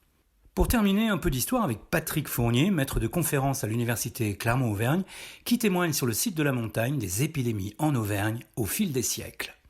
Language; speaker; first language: French; native; French